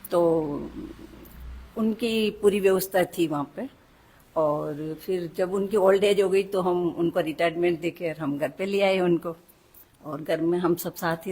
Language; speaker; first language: Hindi; native; Hindi